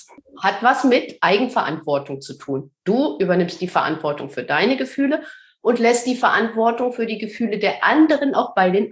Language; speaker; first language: German; native; German